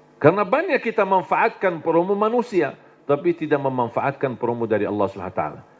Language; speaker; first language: Indonesian; non-native, fluent; Arabic